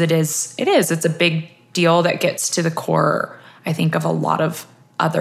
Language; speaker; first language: English; native; English